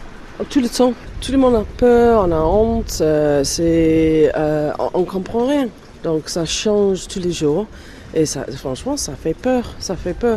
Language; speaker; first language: French; non-native, fluent; English